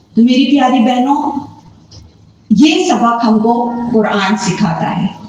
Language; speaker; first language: Urdu; native; Urdu